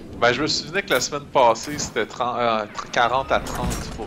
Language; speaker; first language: French; native; French